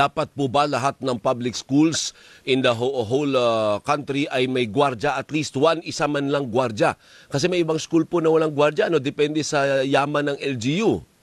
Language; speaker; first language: Filipino; native; Filipino